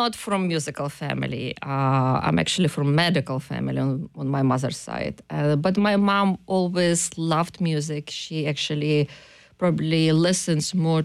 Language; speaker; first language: English; non-native, fluent; Ukrainian